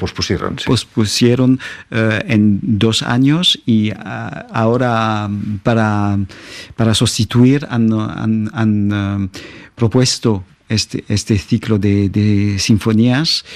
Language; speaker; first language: Spanish; non-native, fluent; French